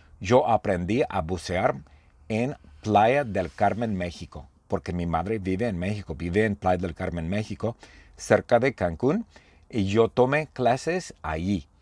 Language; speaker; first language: Spanish; non-native, fluent; English